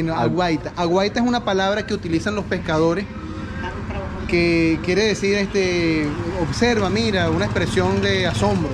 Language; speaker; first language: Spanish; native; Spanish